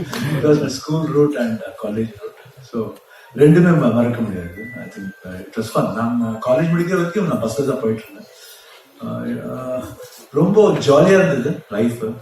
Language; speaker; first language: Tamil; non-native, local second language; Kannada